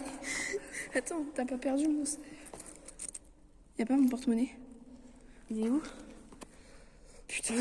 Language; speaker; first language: French; native; French